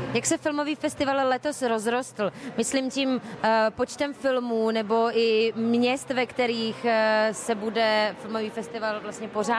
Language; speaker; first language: Czech; native; Czech